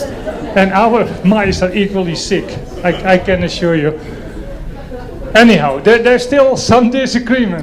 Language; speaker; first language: English; non-native, fluent; Dutch